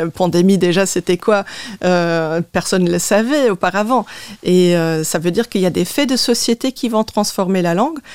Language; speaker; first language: French; non-native, local second language; Luxembourgish